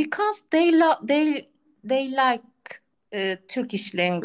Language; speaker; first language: English; non-native, learner; Turkish